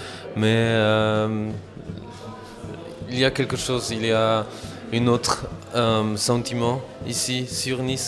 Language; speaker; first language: French; non-native, fluent; German